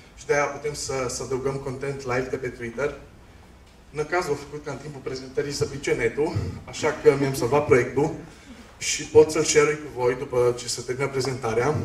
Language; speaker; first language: Romanian; non-native, local second language; Hungarian